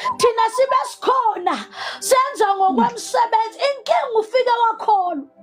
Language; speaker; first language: Zulu; non-native, local second language; Southern Sotho